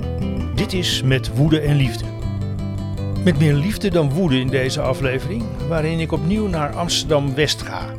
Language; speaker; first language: Dutch; native; Dutch